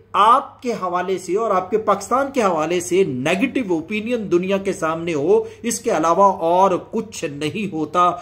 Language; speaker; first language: Urdu; native; Urdu